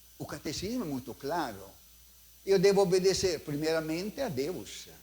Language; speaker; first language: Portuguese; non-native, fluent; Italian